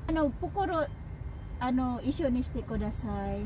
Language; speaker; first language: Japanese; non-native, learner; Filipino